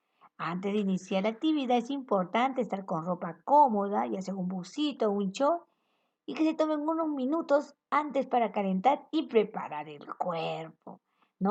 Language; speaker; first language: Spanish; native; Spanish